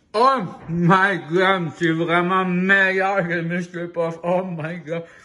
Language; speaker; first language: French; native; French